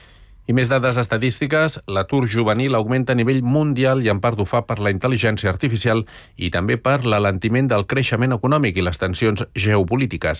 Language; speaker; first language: Catalan; native; Catalan